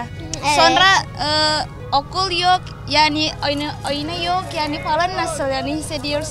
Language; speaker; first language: Turkish; non-native, learner; Indonesian